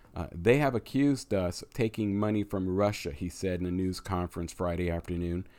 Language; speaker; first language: English; native; English